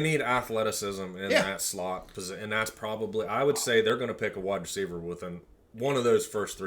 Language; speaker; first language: English; native; English